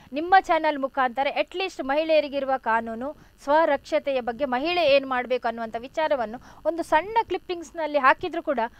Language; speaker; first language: Kannada; non-native, local second language; Tulu